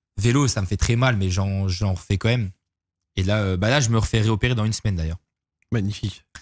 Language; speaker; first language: French; native; French